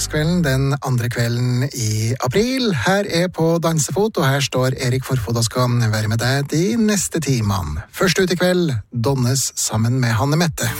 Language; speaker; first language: Norwegian; native; Norwegian